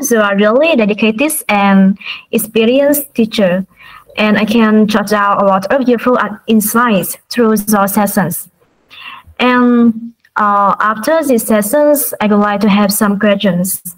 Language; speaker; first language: English; non-native, learner; Vietnamese